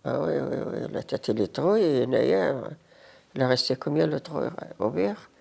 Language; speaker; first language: French; non-native, learner; Arabic